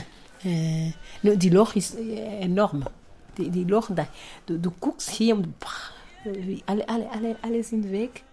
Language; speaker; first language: German; non-native, fluent; Kinyarwanda